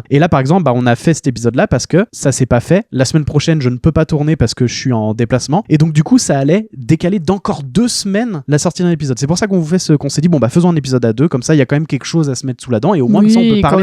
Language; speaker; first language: French; native; French